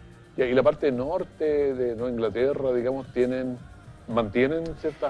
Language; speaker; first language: Spanish; native; Spanish